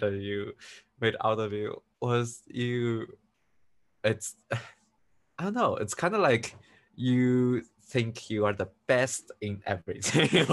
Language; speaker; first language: English; non-native, fluent; Chinese